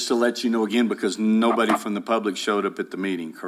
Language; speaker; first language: English; native; English